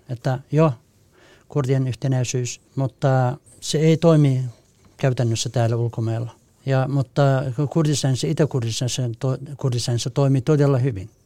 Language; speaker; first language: Finnish; non-native, fluent; Kurdish